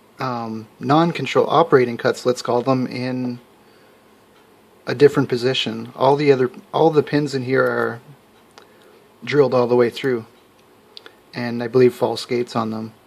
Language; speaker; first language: English; native; English